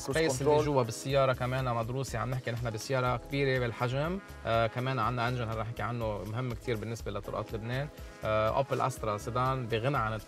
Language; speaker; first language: Arabic; native; Arabic